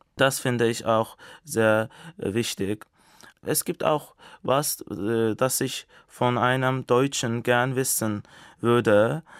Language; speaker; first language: German; non-native, fluent; Azerbaijani